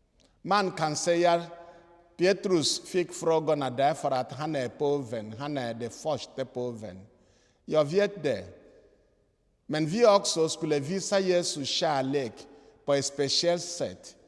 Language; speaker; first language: Swedish; non-native, fluent; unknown